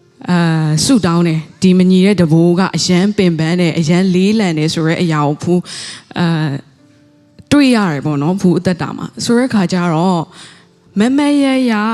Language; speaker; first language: Burmese; non-native, local second language; Tedim Chin